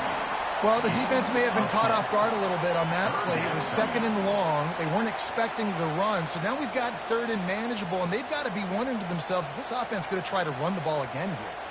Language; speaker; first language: English; native; English